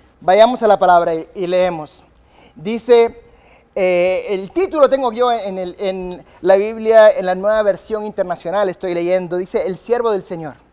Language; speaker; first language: Spanish; early bilingual, other home language; English